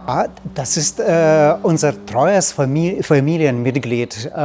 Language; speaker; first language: German; non-native, learner; Lithuanian